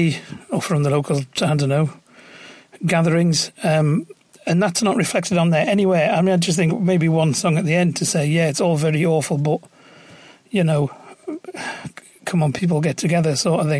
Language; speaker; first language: English; native; English